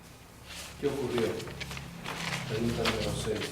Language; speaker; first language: Spanish; native; Spanish